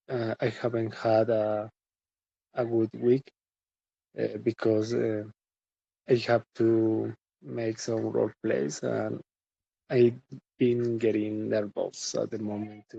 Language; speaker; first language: English; non-native, learner; Spanish